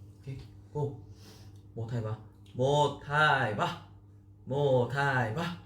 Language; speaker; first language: Korean; native; Korean